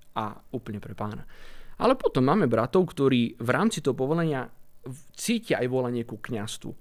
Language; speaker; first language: Slovak; native; Slovak